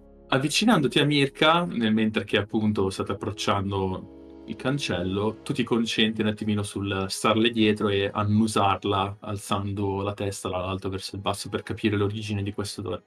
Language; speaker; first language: Italian; native; Italian